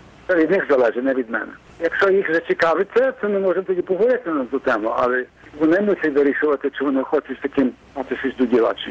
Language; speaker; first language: Ukrainian; early bilingual, heritage; Ukrainian